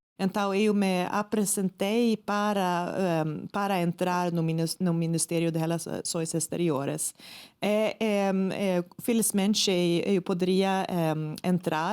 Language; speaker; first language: Portuguese; non-native, fluent; Swedish